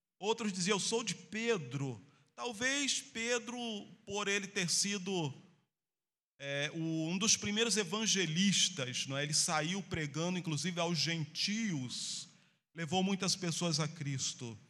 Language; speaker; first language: Portuguese; native; Portuguese